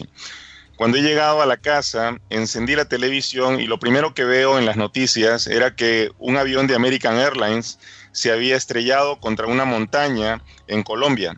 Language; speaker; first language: Spanish; native; Spanish